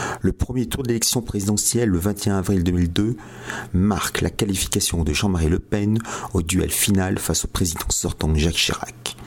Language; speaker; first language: French; native; French